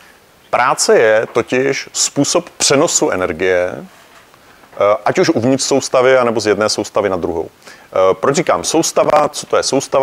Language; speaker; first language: Czech; native; Czech